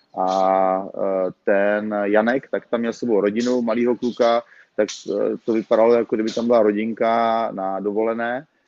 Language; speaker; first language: Czech; native; Czech